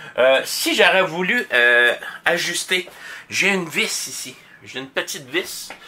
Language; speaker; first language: French; native; French